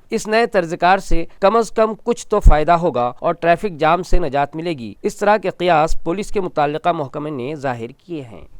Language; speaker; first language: Urdu; native; Urdu